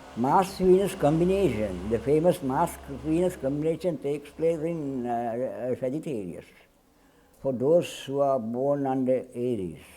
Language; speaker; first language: English; non-native, local second language; Sinhala